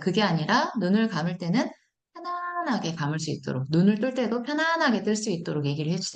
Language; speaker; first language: Korean; native; Korean